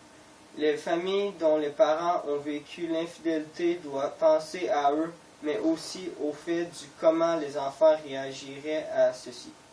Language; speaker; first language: French; native; French